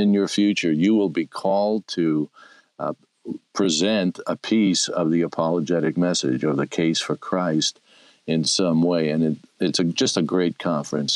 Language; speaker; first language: English; native; English